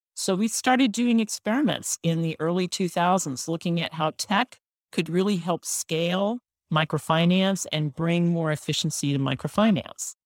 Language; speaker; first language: English; native; English